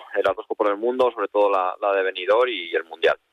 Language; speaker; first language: Spanish; native; Spanish